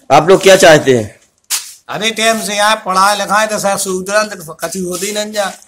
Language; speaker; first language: Hindi; native; Hindi